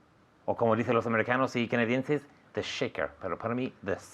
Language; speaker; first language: Spanish; non-native, fluent; English